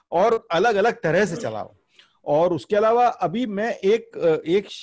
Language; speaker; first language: Hindi; native; Hindi